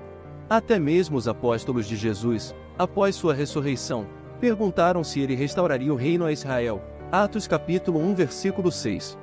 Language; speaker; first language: Portuguese; native; Portuguese